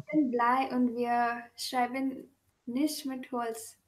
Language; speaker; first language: German; non-native, learner; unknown